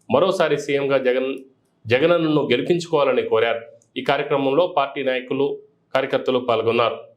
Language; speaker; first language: Telugu; native; Telugu